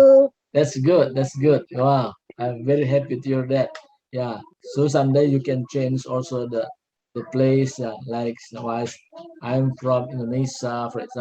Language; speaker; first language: English; non-native, learner; Indonesian